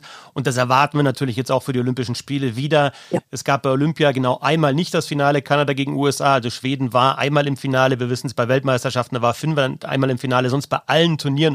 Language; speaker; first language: German; native; German